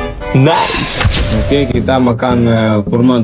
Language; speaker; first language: Indonesian; non-native, learner; Japanese